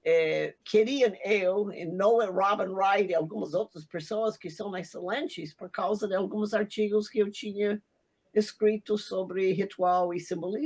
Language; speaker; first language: Portuguese; non-native, fluent; English